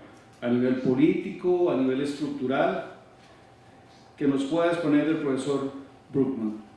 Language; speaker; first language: Spanish; native; Spanish